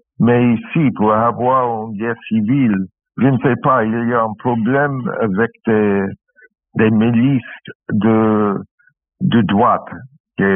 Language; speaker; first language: French; non-native, learner; English